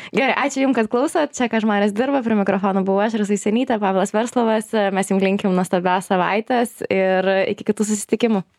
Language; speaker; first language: Lithuanian; native; Lithuanian